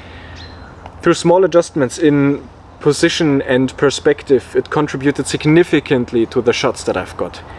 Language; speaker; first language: English; non-native, fluent; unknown